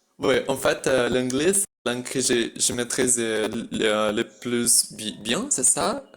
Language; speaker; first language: French; non-native, fluent; Portuguese